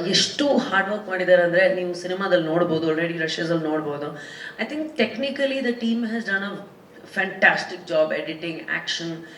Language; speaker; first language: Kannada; non-native, local second language; Punjabi